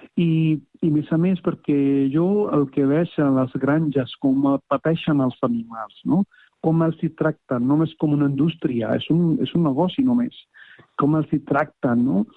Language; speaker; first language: Catalan; non-native, fluent; Punjabi